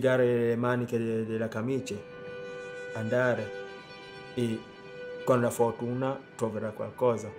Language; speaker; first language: Italian; non-native, fluent; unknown